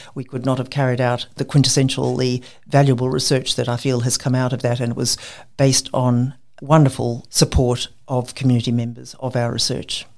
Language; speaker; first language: English; native; English